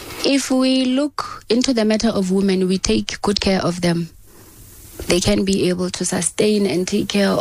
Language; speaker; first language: English; non-native, local second language; Southern Sotho